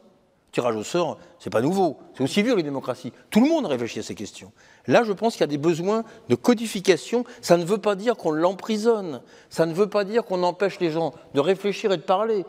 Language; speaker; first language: French; native; French